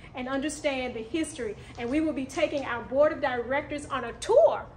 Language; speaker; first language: English; native; English